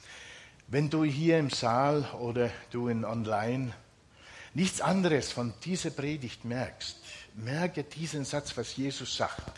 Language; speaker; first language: German; non-native, fluent; Finnish